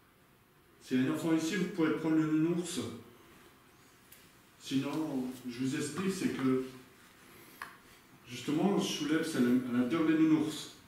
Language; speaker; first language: French; native; French